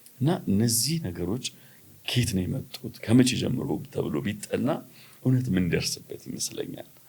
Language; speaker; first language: Amharic; native; Amharic